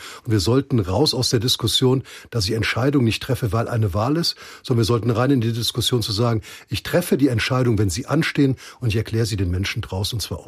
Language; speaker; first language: German; native; German